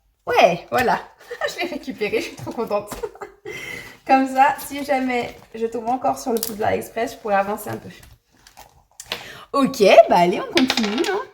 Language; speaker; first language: French; native; French